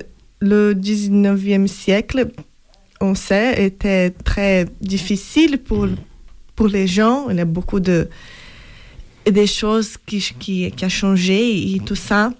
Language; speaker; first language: French; non-native, fluent; Portuguese